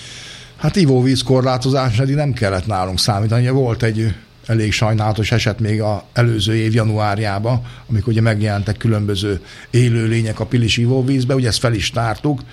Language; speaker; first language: Hungarian; native; Hungarian